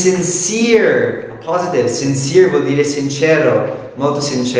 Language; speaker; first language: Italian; non-native, learner; English